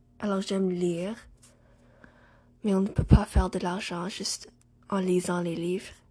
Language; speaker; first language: French; non-native, learner; English